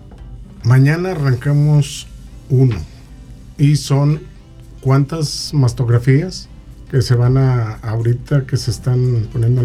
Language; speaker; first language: Spanish; native; Spanish